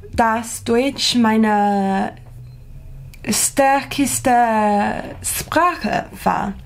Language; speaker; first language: German; non-native, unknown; English